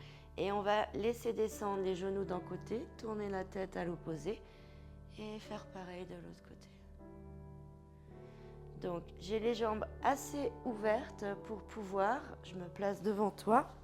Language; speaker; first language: French; native; French